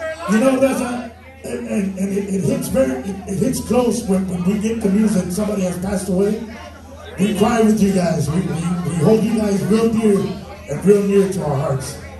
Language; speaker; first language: English; early bilingual, other home language; Spanish